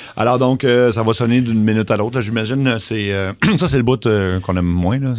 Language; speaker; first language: French; native; French